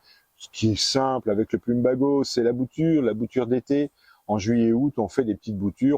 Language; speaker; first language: French; native; French